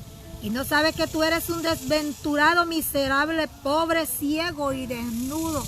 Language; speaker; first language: Spanish; native; Spanish